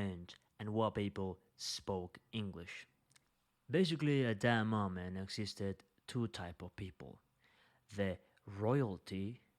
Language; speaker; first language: English; non-native, fluent; Spanish